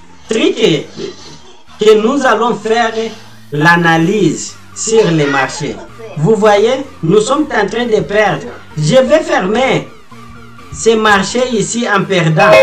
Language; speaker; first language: French; non-native, fluent; Portuguese